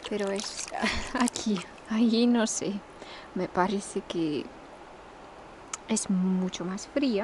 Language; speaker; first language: Spanish; non-native, fluent; Russian